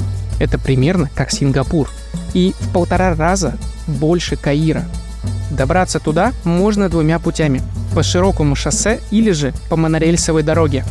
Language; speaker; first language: Russian; native; Russian